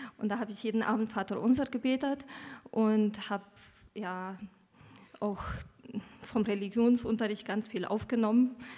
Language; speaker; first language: German; early bilingual, other home language; Romanian